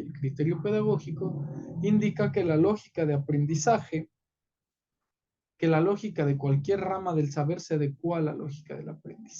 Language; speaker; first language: Spanish; native; Spanish